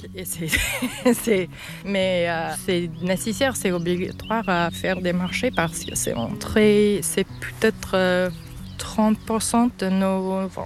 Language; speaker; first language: French; non-native, learner; English